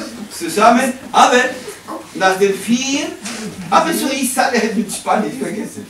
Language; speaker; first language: German; non-native, learner; Spanish